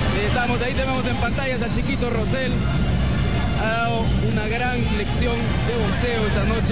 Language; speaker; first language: Spanish; native; Spanish